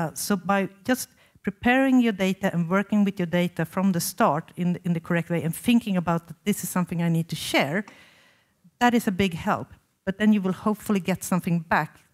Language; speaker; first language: English; non-native, fluent; Swedish